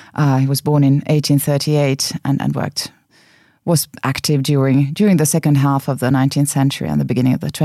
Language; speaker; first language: English; non-native, fluent; Finnish